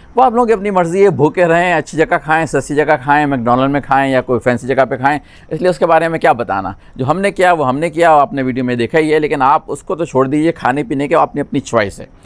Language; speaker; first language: Urdu; native; Urdu